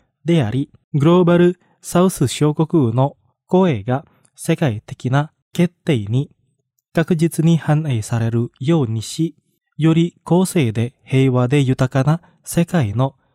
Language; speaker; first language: Japanese; non-native, fluent; Indonesian